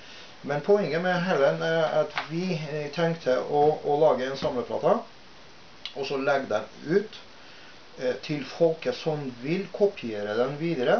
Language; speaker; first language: Norwegian; non-native, fluent; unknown